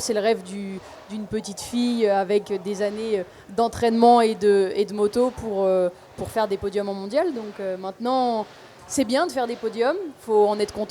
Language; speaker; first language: French; native; French